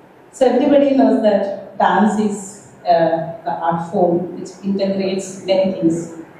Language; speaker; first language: English; non-native, local second language; Malayalam